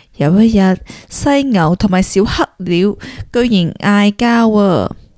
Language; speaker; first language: Cantonese; early bilingual, heritage; Cantonese